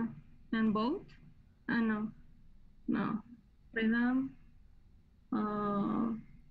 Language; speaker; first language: English; non-native, learner; Spanish